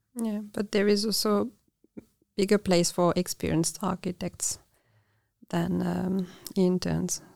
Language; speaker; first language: English; non-native, fluent; French